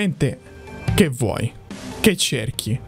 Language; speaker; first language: Italian; native; Italian